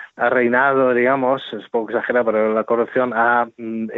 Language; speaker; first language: Spanish; non-native, fluent; English